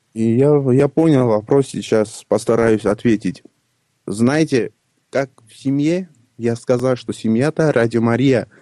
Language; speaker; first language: Russian; non-native, local second language; Armenian